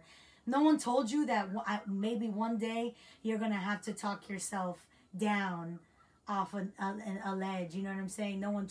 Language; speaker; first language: English; native; English